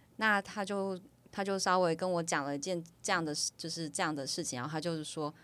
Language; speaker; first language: Chinese; native; Chinese